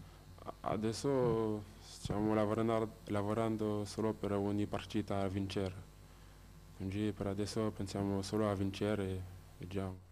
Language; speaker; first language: Italian; non-native, fluent; French